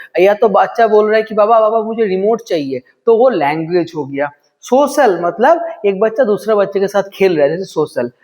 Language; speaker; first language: Hindi; non-native, local second language; Bangla